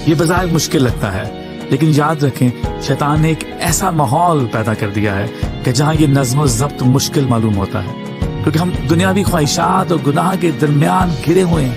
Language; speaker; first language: Urdu; native; Urdu